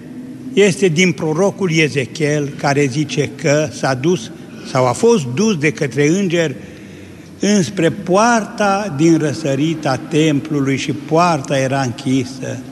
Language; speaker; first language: Romanian; native; Romanian